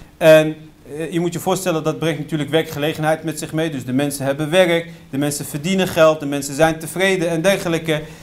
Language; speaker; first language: Dutch; early bilingual, other home language; Riffian